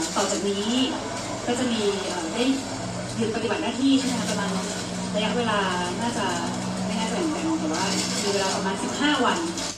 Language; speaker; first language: Thai; native; Thai